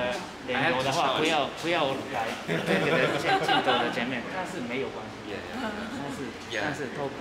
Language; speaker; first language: Chinese; non-native, learner; Japanese